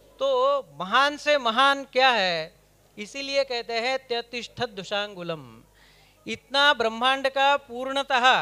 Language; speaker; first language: Hindi; non-native, local second language; Kannada